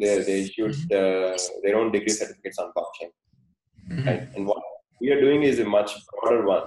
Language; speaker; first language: English; non-native, fluent; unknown